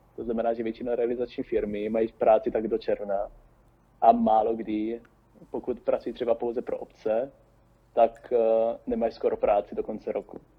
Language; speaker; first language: Czech; non-native, fluent; Italian